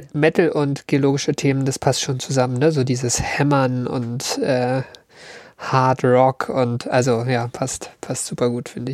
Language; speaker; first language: German; native; German